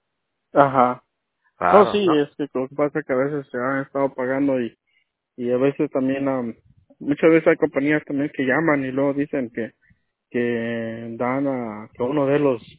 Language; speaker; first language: Spanish; native; Spanish